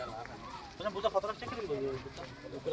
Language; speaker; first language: Turkish; non-native, learner; Bangla